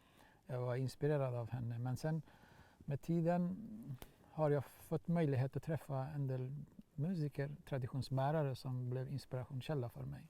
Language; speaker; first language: Swedish; non-native, fluent; Baluchi